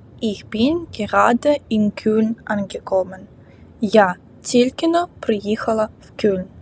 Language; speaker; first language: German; non-native, fluent; Ukrainian